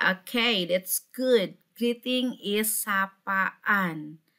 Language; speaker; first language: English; non-native, fluent; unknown